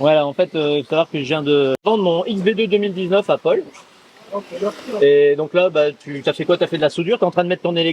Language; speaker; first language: French; native; French